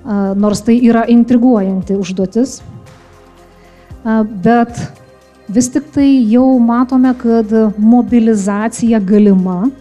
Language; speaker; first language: Lithuanian; native; Lithuanian